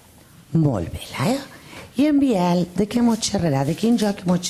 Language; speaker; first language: Catalan; native; Catalan